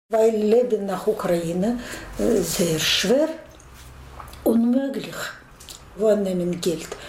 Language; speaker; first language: German; non-native, learner; Russian